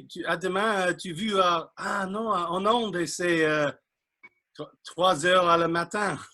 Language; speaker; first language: French; non-native, learner; English